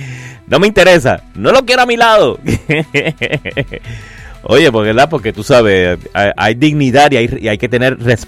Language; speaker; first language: Spanish; native; Spanish